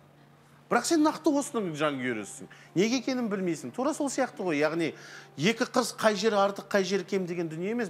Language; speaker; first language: Kazakh; native; Kazakh